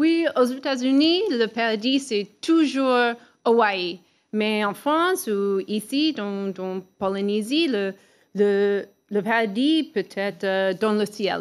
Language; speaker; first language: French; non-native, learner; English